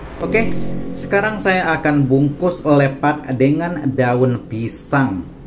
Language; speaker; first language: Indonesian; non-native, local second language; Minangkabau